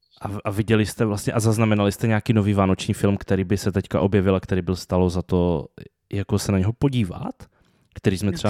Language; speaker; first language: Czech; native; Czech